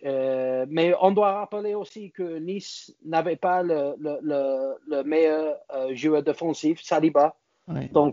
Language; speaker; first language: French; non-native, learner; English